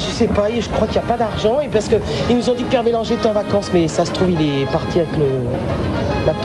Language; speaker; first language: French; native; French